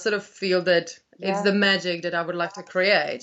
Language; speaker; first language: English; non-native, fluent; Czech